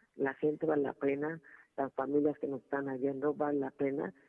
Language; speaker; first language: Spanish; native; Spanish